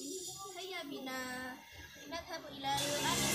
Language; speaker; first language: Arabic; non-native, learner; Indonesian